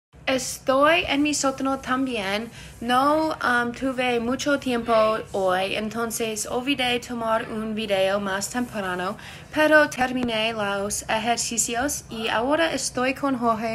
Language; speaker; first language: Spanish; non-native, learner; English